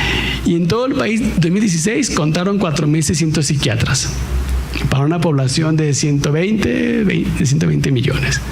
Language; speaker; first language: Spanish; native; Spanish